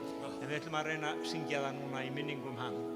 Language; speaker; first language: Icelandic; non-native, fluent; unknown